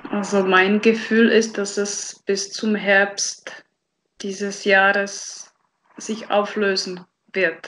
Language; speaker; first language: German; non-native, fluent; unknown